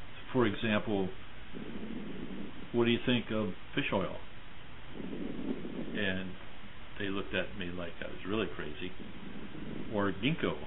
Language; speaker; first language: English; native; English